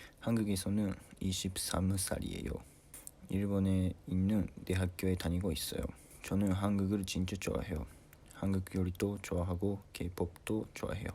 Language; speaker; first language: Korean; non-native, learner; Japanese